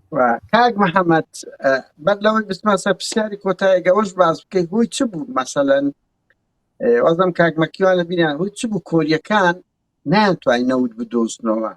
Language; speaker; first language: Central Kurdish; non-native, local second language; Kurdish